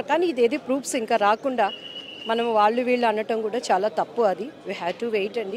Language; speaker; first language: Telugu; native; Telugu